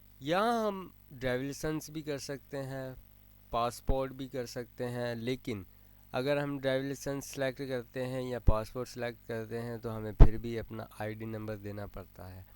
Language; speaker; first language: Urdu; native; Urdu